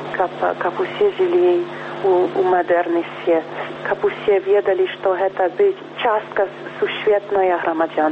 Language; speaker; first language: Belarusian; early bilingual, heritage; English